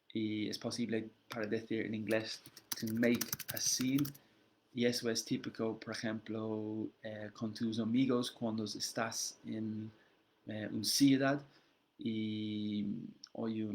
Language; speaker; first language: Spanish; non-native, learner; English